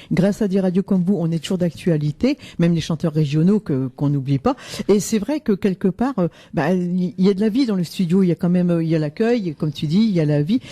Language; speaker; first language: French; native; French